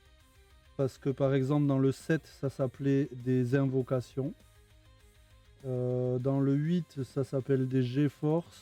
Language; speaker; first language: French; native; French